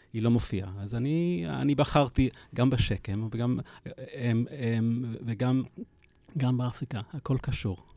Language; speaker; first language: Hebrew; non-native, fluent; English